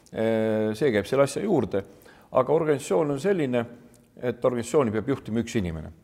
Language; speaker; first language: Estonian; native; Estonian